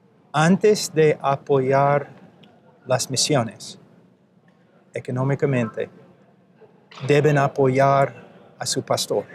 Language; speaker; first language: Spanish; non-native, fluent; English